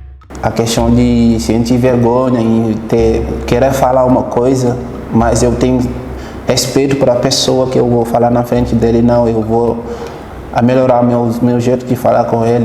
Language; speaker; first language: Portuguese; non-native, fluent; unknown